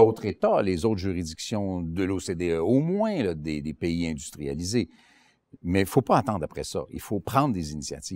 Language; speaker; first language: French; native; French